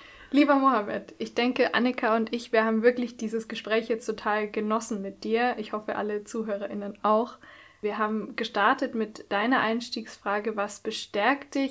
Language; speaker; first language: German; native; German